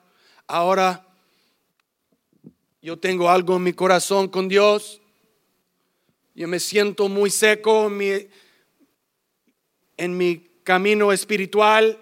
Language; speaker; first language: Spanish; early bilingual, heritage; English